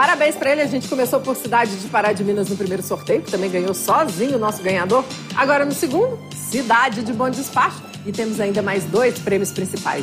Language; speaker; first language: Portuguese; native; Portuguese